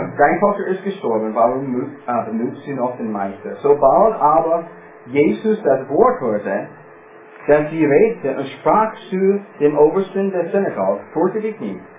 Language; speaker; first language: German; non-native, fluent; English